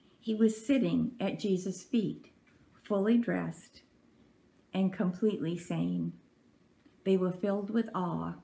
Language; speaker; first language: English; native; English